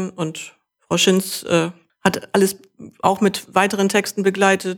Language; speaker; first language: German; native; German